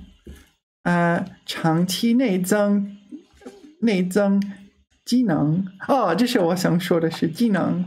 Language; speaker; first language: Chinese; non-native, learner; English